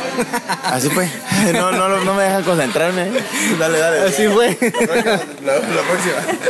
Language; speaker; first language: Spanish; native; Spanish